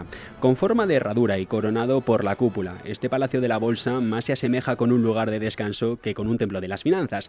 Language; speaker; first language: Spanish; native; Spanish